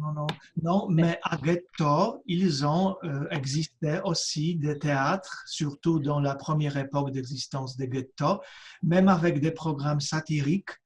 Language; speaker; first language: French; non-native, fluent; Polish